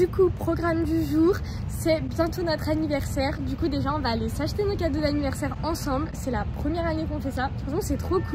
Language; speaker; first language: French; native; French